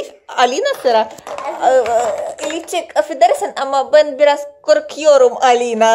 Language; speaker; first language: Turkish; non-native, learner; Russian